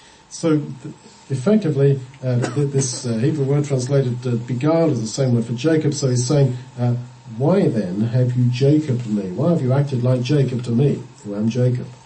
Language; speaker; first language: English; native; English